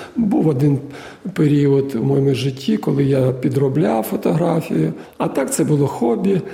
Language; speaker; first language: Ukrainian; native; Ukrainian